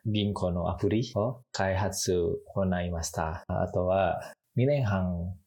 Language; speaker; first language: Japanese; non-native, learner; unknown